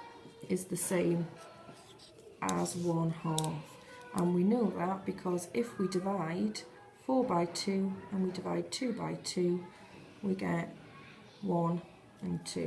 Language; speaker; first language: English; native; English